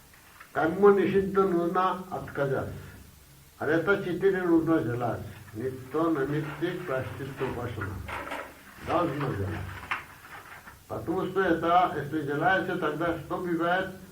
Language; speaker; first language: Russian; non-native, learner; Bangla